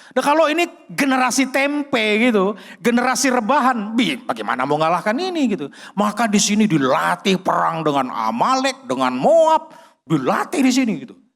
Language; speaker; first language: Indonesian; native; Indonesian